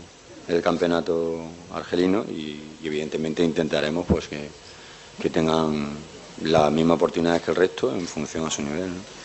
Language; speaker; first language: Spanish; native; Spanish